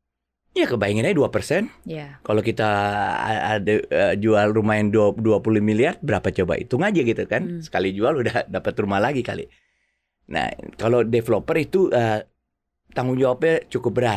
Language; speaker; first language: Indonesian; native; Indonesian